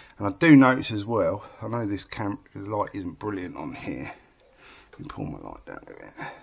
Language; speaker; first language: English; native; English